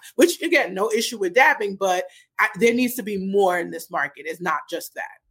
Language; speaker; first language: English; native; English